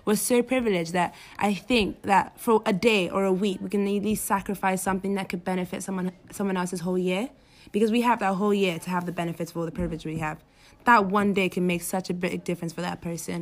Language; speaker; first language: English; non-native, local second language; Yoruba